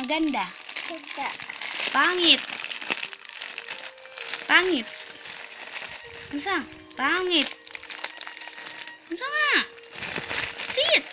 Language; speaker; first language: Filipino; non-native, local second language; Cebuano